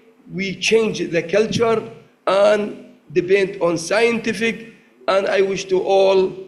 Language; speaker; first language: English; non-native, learner; Arabic